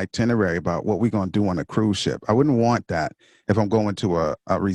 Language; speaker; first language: English; native; English